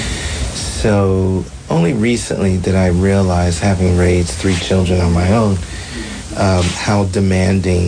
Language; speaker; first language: English; native; English